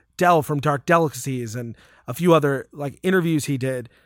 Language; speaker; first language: English; native; English